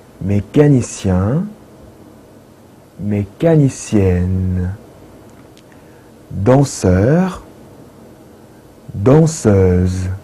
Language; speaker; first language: French; non-native, fluent; Korean